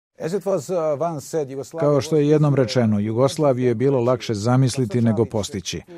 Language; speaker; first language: Bosnian; native; Bosnian